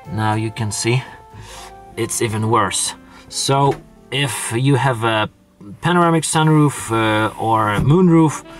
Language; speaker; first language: English; non-native, fluent; Polish